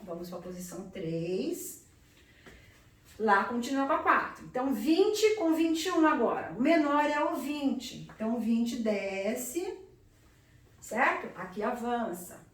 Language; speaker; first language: Portuguese; native; Portuguese